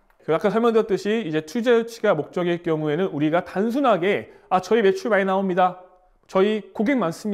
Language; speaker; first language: Korean; native; Korean